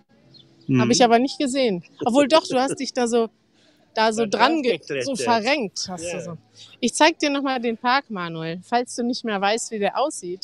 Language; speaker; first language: German; native; German